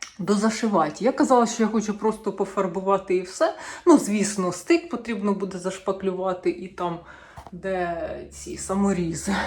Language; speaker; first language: Ukrainian; non-native, local second language; Russian